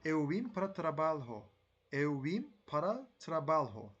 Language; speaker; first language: Portuguese; non-native, learner; Turkish